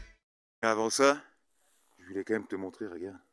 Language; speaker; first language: French; native; French